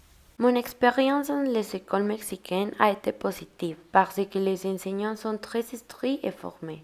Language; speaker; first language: French; non-native, learner; Spanish